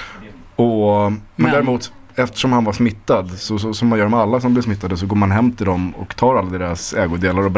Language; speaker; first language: Swedish; native; Swedish